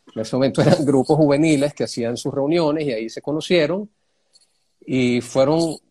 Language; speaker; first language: Spanish; native; Spanish